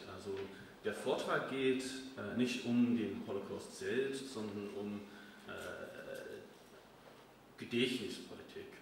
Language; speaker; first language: German; non-native, fluent; English